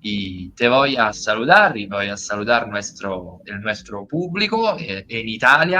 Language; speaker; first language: Spanish; non-native, fluent; Italian